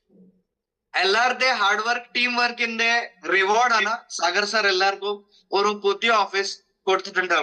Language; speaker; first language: Malayalam; non-native, fluent; Hindi